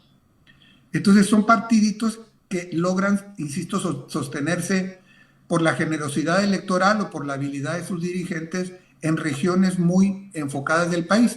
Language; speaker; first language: Spanish; native; Spanish